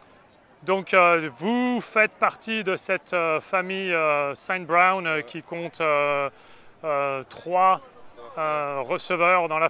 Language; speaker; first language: French; native; French